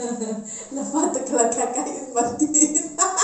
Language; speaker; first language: Italian; non-native, learner; Mizo